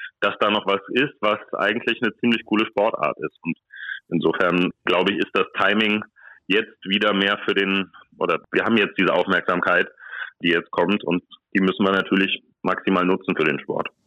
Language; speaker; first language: German; native; German